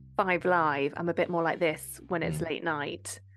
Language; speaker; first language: English; native; English